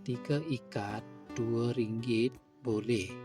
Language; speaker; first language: Indonesian; non-native, learner; Burmese